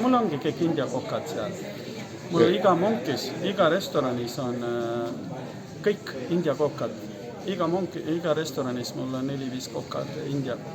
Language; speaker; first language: Estonian; non-native, learner; Hindi